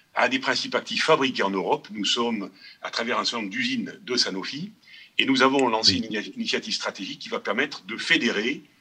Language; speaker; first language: French; native; French